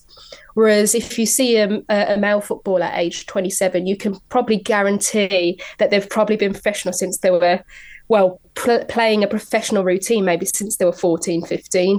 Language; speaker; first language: English; native; English